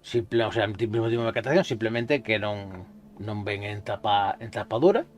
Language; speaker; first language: Spanish; native; Spanish